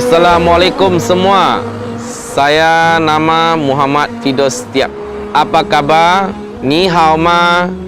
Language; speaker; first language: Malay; non-native, local second language; Chinese